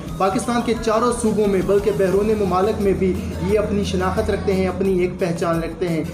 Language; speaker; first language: Urdu; non-native, local second language; Pashto